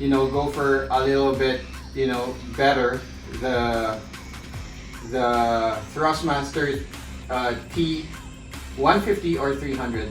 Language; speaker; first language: English; non-native, local second language; Filipino